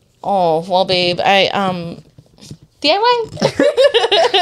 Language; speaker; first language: English; early bilingual, other home language; Spanish